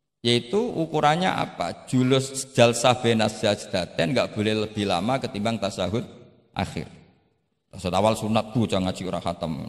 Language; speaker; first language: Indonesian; non-native, local second language; Javanese